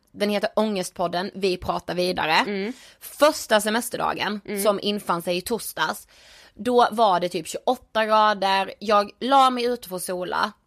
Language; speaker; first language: Swedish; native; Swedish